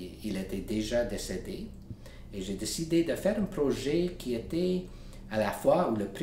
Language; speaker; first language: French; non-native, local second language; English